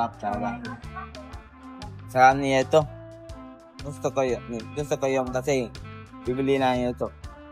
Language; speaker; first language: Filipino; non-native, learner; Spanish